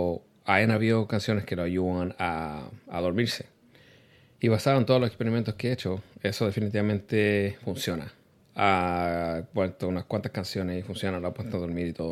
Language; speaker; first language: Spanish; early bilingual, heritage; Spanish